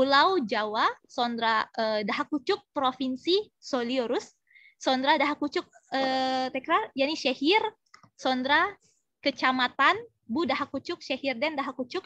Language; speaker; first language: Turkish; non-native, fluent; Indonesian